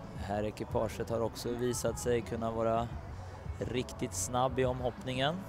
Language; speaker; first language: Swedish; native; Swedish